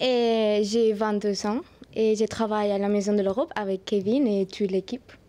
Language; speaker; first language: French; non-native, learner; Spanish